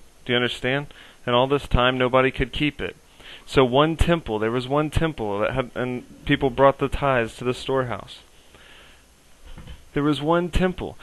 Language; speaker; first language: English; native; English